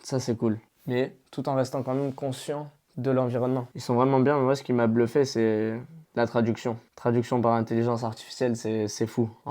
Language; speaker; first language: French; native; French